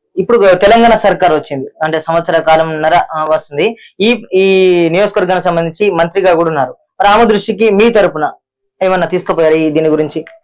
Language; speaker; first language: Telugu; native; Telugu